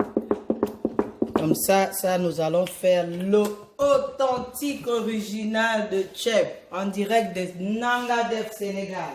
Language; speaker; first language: French; non-native, local second language; Lingala